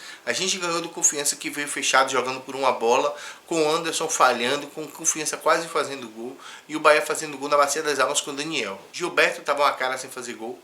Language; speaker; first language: Portuguese; native; Portuguese